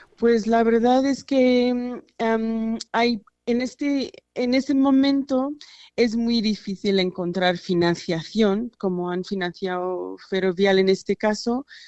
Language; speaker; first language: Spanish; non-native, fluent; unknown